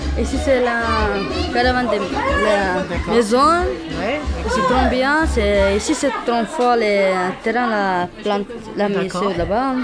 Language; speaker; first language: French; non-native, learner; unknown